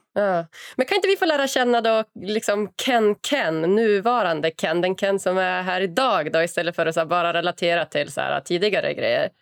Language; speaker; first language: Swedish; native; Swedish